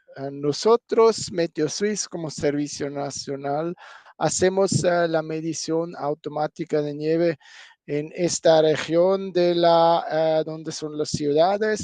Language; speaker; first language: Spanish; non-native, fluent; German